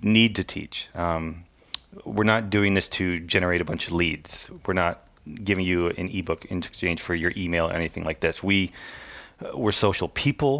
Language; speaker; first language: English; native; English